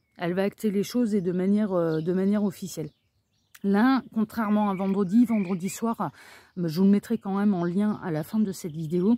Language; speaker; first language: French; native; French